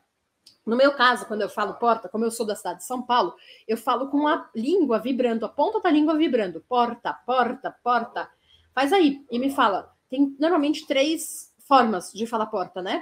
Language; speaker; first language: Portuguese; native; Portuguese